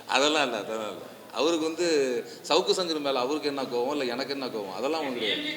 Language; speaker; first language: Tamil; native; Tamil